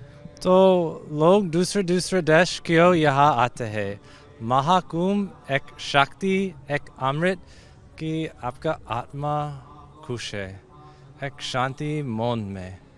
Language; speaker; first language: Hindi; non-native, learner; English